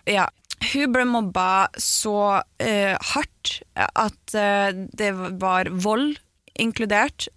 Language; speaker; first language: Norwegian; native; Norwegian